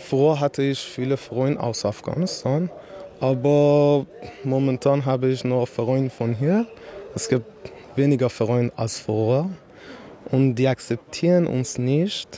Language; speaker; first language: German; non-native, learner; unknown